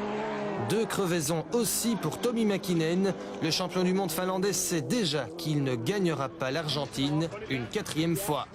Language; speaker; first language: French; native; French